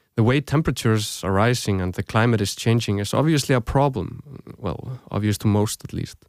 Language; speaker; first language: English; non-native, fluent; Icelandic